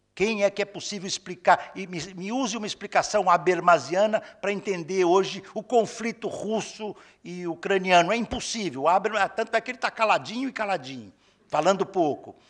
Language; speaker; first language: Portuguese; native; Portuguese